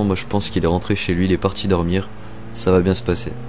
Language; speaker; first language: French; native; French